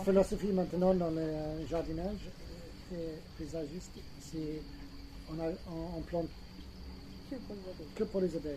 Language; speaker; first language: French; non-native, fluent; English